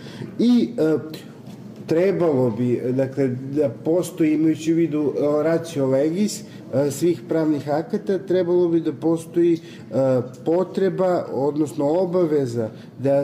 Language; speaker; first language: Serbian; native; Serbian